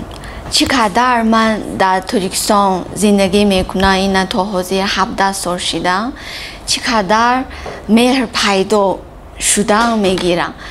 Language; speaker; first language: Persian; non-native, learner; Chinese